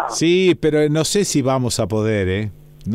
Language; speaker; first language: Spanish; native; Spanish